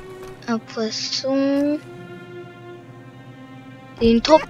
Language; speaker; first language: French; native; French